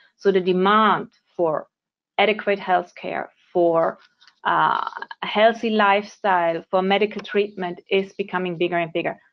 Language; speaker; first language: English; non-native, fluent; German